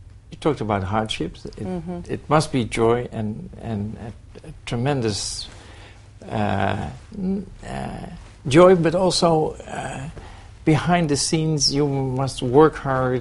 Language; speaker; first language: English; non-native, fluent; Dutch